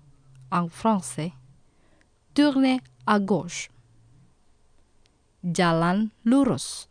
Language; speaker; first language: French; non-native, fluent; Indonesian